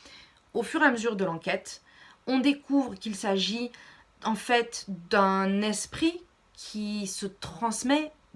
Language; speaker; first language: French; native; French